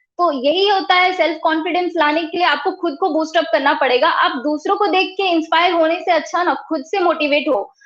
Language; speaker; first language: Hindi; native; Hindi